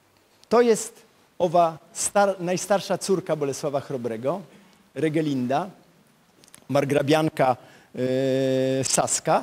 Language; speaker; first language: Polish; native; Polish